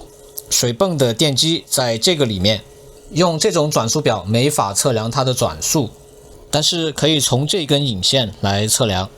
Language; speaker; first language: Chinese; native; Chinese